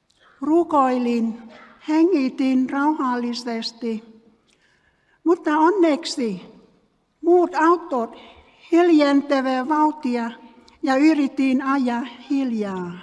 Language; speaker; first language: Finnish; non-native, learner; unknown